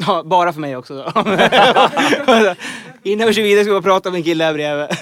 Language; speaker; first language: Swedish; native; Swedish